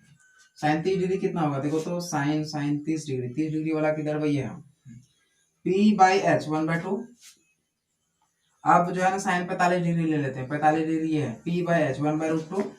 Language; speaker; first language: Hindi; native; Hindi